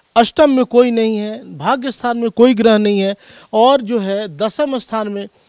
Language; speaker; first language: Hindi; native; Hindi